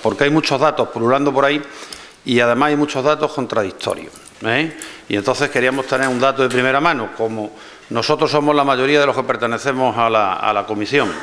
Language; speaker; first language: Spanish; native; Spanish